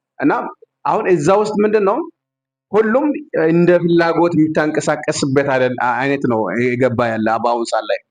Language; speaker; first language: Amharic; non-native, local second language; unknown